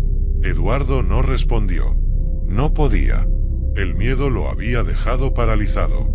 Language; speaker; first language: Spanish; native; Spanish